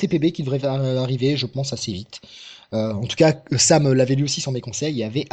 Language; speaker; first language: French; native; French